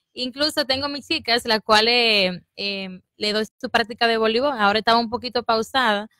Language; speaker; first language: Spanish; native; Spanish